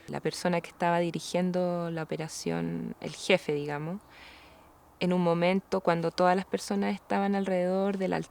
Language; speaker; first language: Spanish; native; Spanish